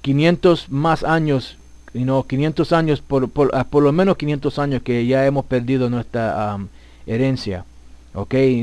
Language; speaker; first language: Spanish; early bilingual, heritage; Spanish